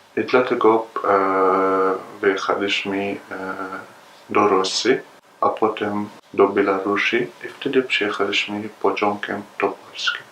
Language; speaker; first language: Polish; non-native, learner; Arabic